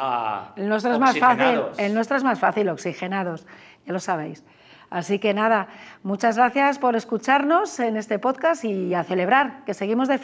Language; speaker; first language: Spanish; native; Spanish